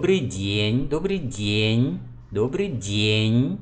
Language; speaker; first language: Russian; non-native, fluent; Vietnamese